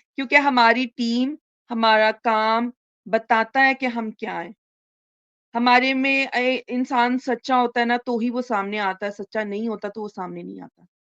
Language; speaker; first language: Urdu; native; Urdu